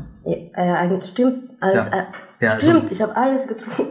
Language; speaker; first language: German; non-native, fluent; Indonesian